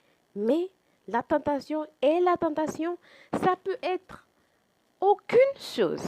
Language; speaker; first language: French; non-native, fluent; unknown